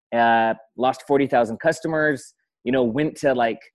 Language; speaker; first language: English; early bilingual, other home language; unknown